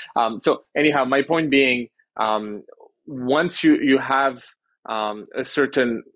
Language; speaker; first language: English; early bilingual, other home language; French